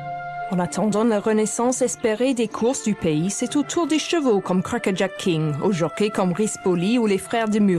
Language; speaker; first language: French; native; French